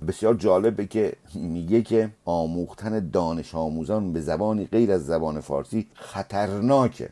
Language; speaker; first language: Persian; non-native, local second language; Azerbaijani